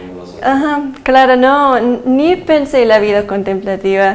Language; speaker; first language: Spanish; early bilingual, heritage; Spanish